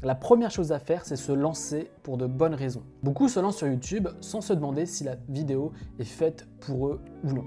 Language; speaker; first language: French; native; French